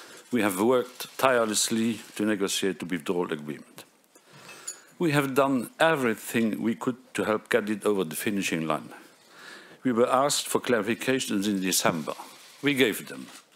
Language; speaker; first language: English; non-native, fluent; Luxembourgish